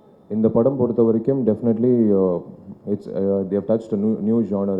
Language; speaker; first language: English; non-native, local second language; Tamil